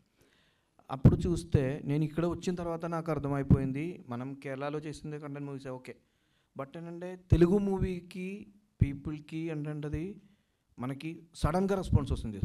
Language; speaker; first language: Telugu; non-native, learner; Malayalam